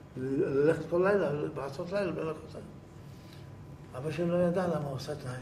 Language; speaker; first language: Hebrew; early bilingual, other home language; Yiddish